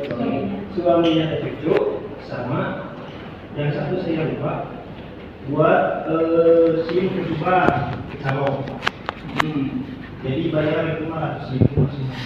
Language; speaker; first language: Indonesian; non-native, local second language; Sundanese